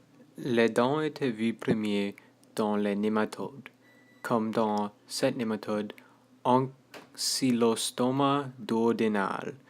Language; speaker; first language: French; non-native, local second language; English